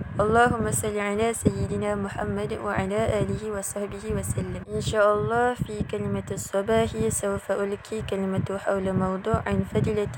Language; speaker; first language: Arabic; non-native, learner; Malay